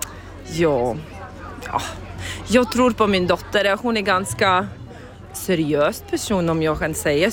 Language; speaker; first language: Swedish; non-native, learner; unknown